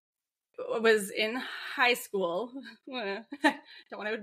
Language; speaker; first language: English; native; English